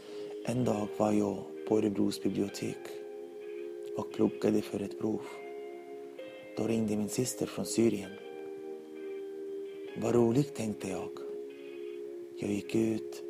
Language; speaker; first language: Swedish; non-native, learner; Arabic